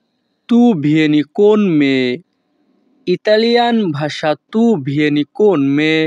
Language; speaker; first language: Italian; non-native, learner; Bangla